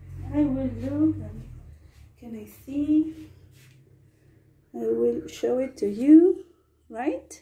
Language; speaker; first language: English; non-native, fluent; Spanish